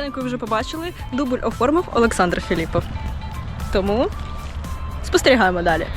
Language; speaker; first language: Ukrainian; native; Ukrainian